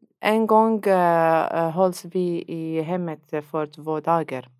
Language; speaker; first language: Swedish; non-native, learner; Arabic